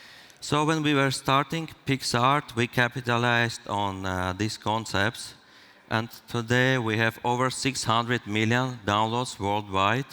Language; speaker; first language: English; non-native, fluent; Armenian